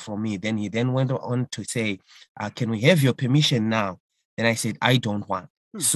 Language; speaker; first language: English; non-native, local second language; Shona